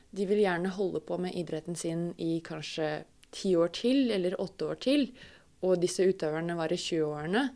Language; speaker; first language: Norwegian; non-native, fluent; Russian